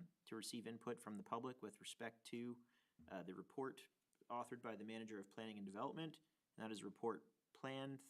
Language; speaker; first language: English; native; English